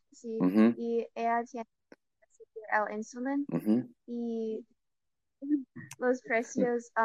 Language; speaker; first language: Spanish; non-native, learner; English